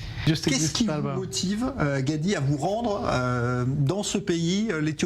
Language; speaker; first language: French; native; French